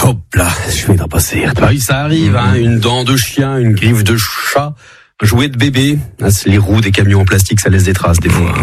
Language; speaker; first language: French; native; French